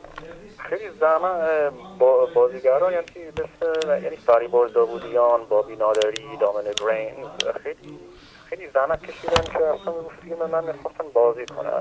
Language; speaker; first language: Persian; early bilingual, heritage; Persian